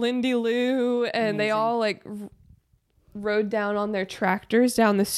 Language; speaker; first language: English; native; English